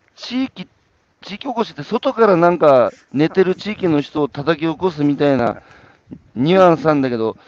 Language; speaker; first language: Japanese; native; Japanese